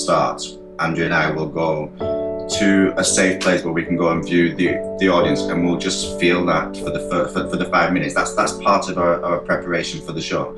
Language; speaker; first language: English; native; English